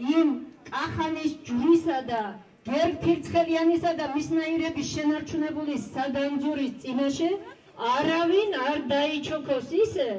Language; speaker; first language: Georgian; non-native, local second language; Svan